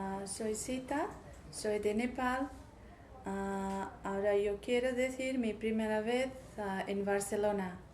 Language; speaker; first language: Spanish; non-native, learner; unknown